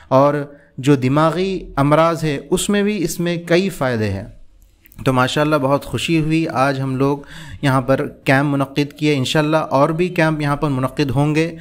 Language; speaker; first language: Hindi; non-native, local second language; Urdu